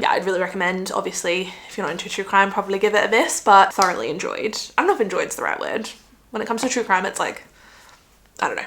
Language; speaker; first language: English; native; English